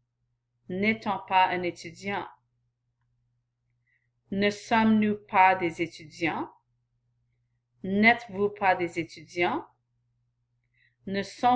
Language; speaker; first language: French; non-native, fluent; English